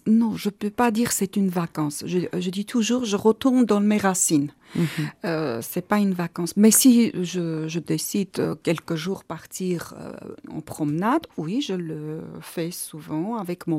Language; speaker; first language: French; non-native, fluent; Armenian